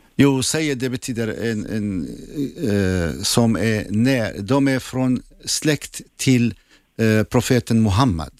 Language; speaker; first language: Swedish; non-native, fluent; Assyrian Neo-Aramaic